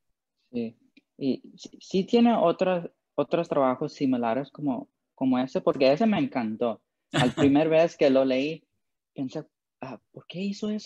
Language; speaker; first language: Spanish; non-native, learner; English